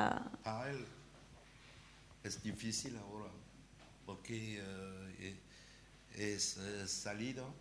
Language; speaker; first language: Spanish; non-native, learner; French